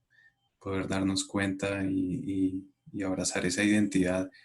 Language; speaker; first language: Spanish; native; Spanish